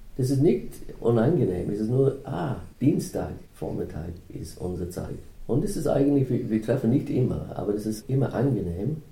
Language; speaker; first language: German; non-native, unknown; English